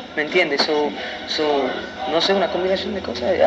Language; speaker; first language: Spanish; early bilingual, heritage; Spanish